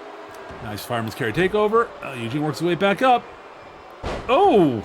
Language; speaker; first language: English; native; English